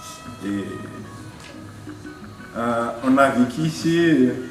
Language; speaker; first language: French; non-native, local second language; Malagasy